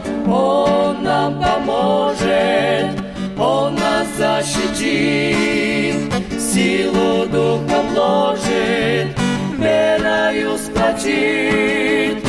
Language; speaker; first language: Russian; native; Russian